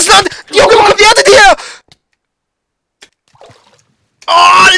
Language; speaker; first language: German; native; German